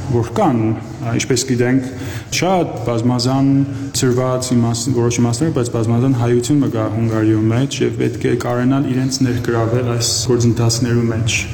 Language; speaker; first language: Armenian; early bilingual, heritage; Armenian